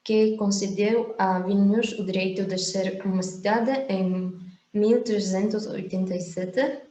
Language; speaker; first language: Portuguese; non-native, fluent; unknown